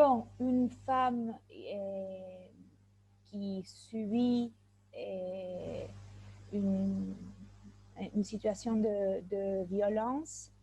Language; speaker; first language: French; non-native, fluent; Spanish